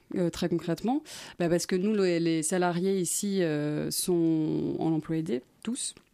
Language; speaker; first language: French; native; French